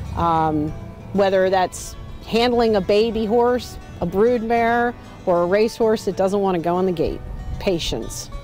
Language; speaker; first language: English; native; English